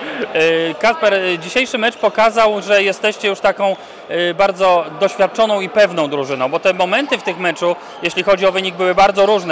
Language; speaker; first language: Polish; native; Polish